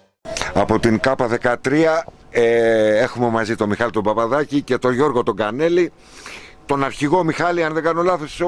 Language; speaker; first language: Greek; native; Greek